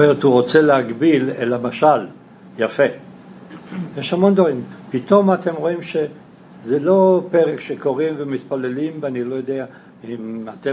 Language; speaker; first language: Hebrew; non-native, fluent; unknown